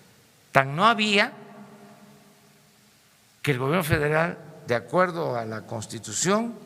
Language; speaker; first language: Spanish; native; Spanish